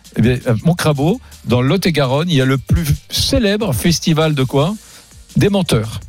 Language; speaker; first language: French; native; French